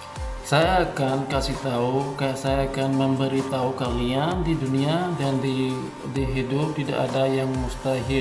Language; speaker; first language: Indonesian; non-native, learner; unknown